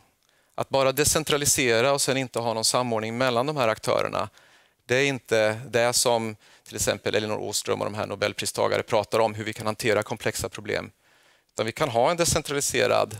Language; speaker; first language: Swedish; native; Swedish